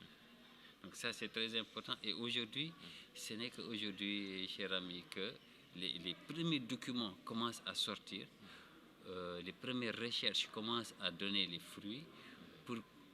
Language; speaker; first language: French; non-native, local second language; Wolof